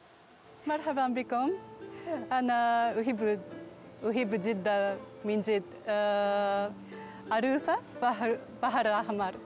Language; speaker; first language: Arabic; non-native, learner; Japanese